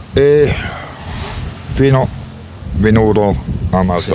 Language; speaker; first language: Italian; non-native, learner; German